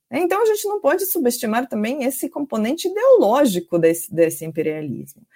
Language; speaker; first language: Portuguese; non-native, fluent; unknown